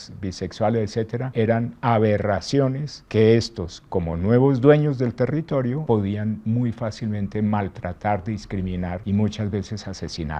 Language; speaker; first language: Spanish; native; Spanish